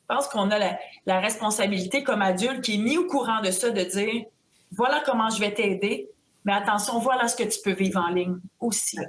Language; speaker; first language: French; native; French